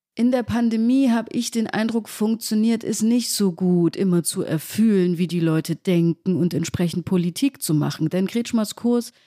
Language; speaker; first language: German; native; German